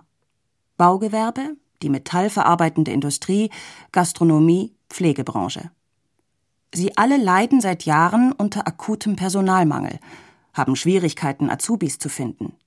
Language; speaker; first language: German; native; German